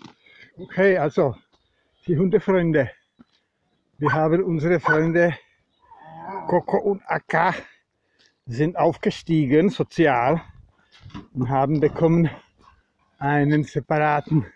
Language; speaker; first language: German; non-native, fluent; Czech